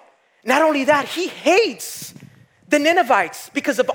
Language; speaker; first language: English; native; English